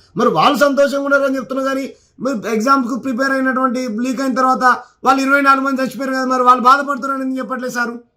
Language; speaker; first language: Telugu; native; Telugu